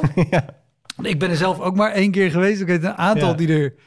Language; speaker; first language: Dutch; native; Dutch